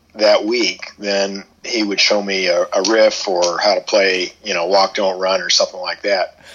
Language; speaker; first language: English; native; English